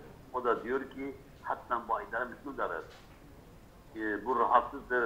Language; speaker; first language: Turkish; non-native, local second language; Kurdish